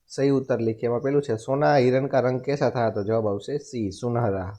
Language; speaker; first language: Hindi; non-native, local second language; Gujarati